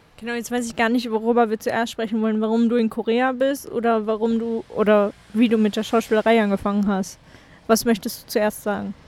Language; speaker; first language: German; native; German